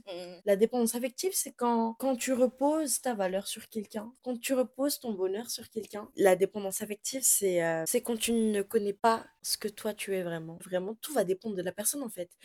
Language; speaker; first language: French; non-native, local second language; Malagasy